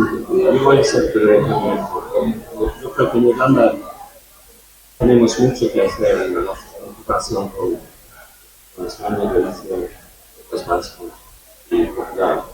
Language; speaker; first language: Spanish; non-native, learner; English